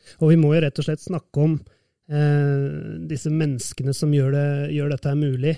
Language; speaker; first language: Norwegian; native; Norwegian